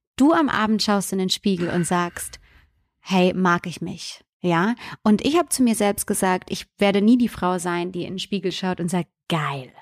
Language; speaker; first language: German; native; German